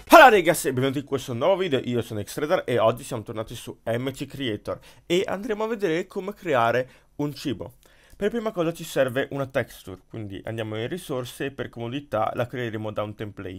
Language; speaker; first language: Italian; native; Italian